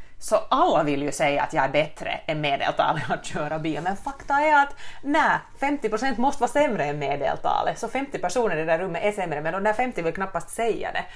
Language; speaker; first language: Swedish; native; Swedish